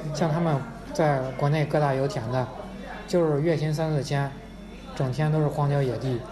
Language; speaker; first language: Chinese; native; Chinese